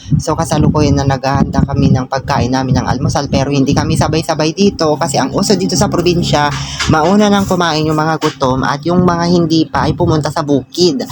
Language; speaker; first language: Filipino; non-native, local second language; Iloko